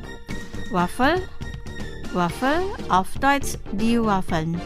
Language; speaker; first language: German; non-native, fluent; Indonesian